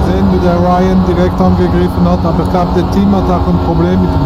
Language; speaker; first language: German; native; German